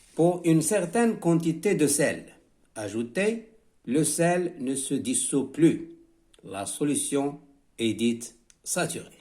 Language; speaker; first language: French; non-native, local second language; Arabic